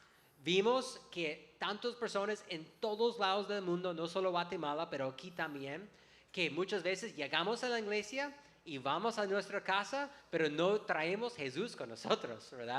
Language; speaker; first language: Spanish; non-native, fluent; English